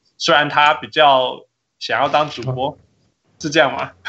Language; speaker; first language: Chinese; native; Chinese